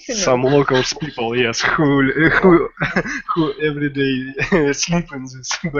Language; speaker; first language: English; non-native, learner; Russian